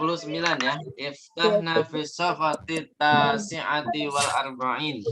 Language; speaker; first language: Arabic; non-native, fluent; Indonesian